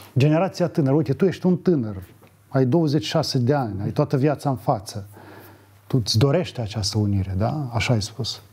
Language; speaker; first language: Romanian; native; Romanian